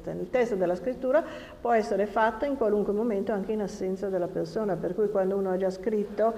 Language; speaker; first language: Italian; native; Italian